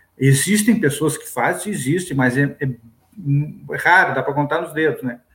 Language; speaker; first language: Portuguese; native; Portuguese